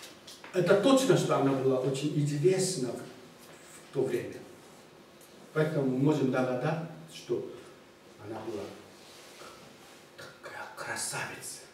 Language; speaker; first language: Russian; non-native, fluent; Korean